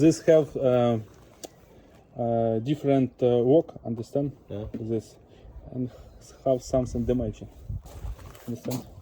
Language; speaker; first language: English; non-native, learner; Ukrainian